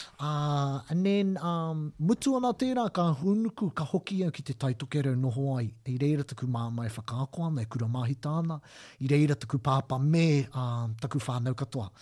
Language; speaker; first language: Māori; non-native, local second language; English